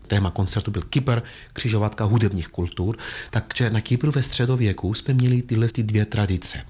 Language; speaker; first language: Czech; non-native, fluent; Greek